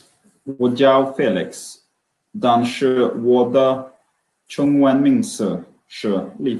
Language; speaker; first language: Chinese; non-native, learner; Swedish